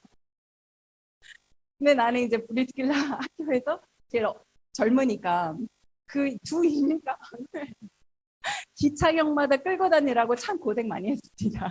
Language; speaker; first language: Korean; early bilingual, heritage; Korean